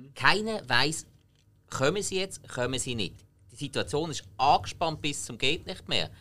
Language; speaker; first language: German; native; German